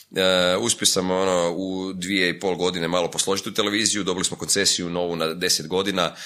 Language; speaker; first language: Croatian; native; Croatian